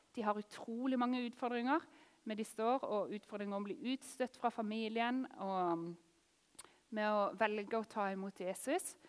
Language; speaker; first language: Norwegian; native; Norwegian